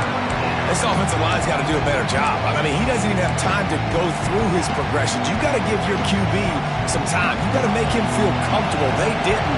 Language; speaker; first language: English; native; English